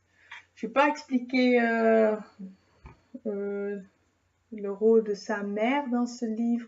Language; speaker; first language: French; non-native, fluent; Dutch